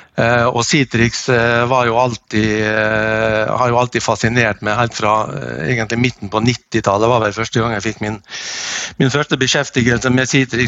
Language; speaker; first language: Norwegian; native; Norwegian